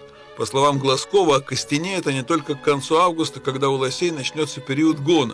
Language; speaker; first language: Russian; native; Russian